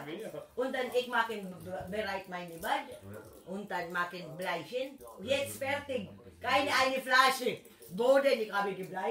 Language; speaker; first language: German; non-native, learner; Filipino